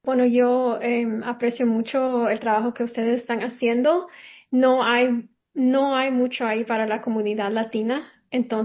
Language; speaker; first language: Spanish; early bilingual, heritage; Spanish